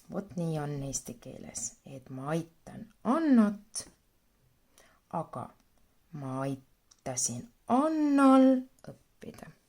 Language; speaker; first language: Estonian; non-native, local second language; Russian